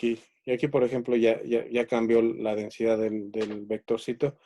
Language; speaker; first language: Spanish; native; Spanish